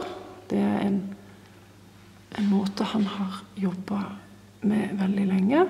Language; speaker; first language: Norwegian; non-native, fluent; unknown